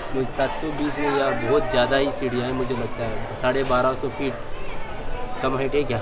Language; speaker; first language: Hindi; non-native, local second language; Kannada